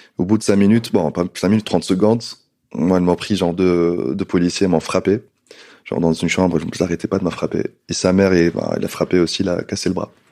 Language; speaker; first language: French; non-native, local second language; Arabic